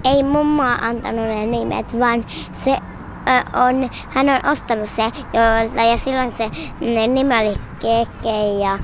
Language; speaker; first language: Finnish; early bilingual, heritage; Finnish